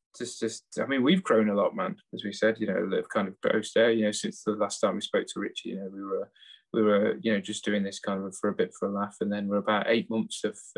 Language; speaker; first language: English; native; English